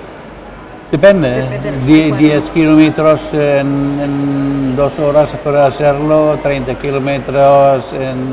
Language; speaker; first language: Spanish; non-native, learner; Dutch